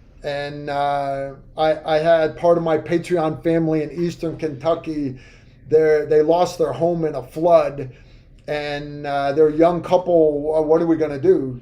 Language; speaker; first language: English; native; English